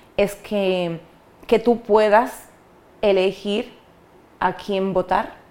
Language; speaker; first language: Spanish; native; Spanish